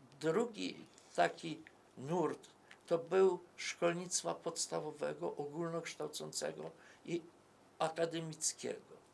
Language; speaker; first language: Polish; native; Polish